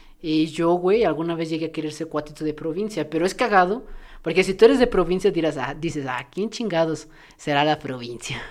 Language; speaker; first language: Spanish; native; Spanish